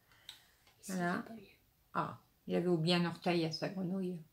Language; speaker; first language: French; native; French